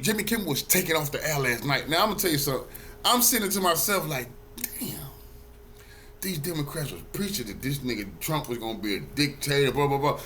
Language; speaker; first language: English; native; English